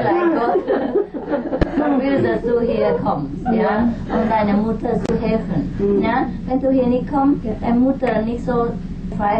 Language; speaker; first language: German; non-native, learner; Vietnamese